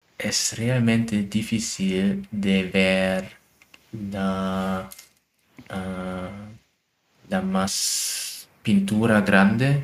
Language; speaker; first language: Spanish; non-native, learner; German